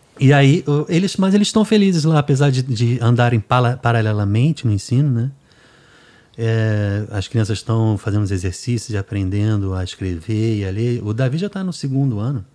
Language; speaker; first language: Portuguese; native; Portuguese